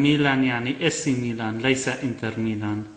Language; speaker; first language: Arabic; native; Arabic